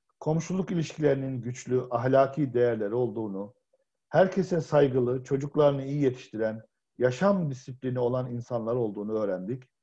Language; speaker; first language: Turkish; native; Turkish